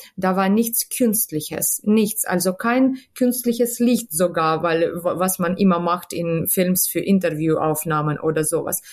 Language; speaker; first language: German; non-native, fluent; Ukrainian